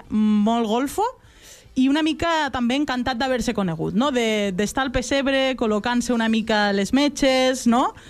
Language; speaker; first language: Catalan; native; Catalan